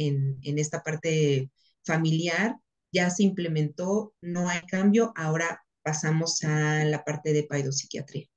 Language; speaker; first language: Spanish; native; Spanish